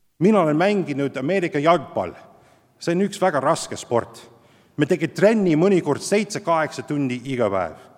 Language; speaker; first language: Estonian; non-native, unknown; English